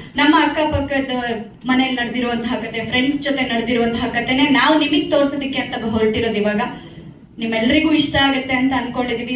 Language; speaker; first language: Kannada; native; Kannada